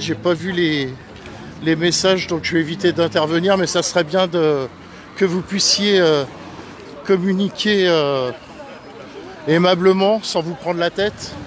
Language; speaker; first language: French; native; French